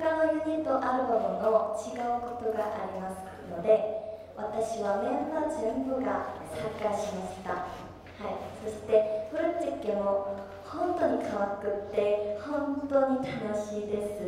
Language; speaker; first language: Japanese; non-native, learner; Korean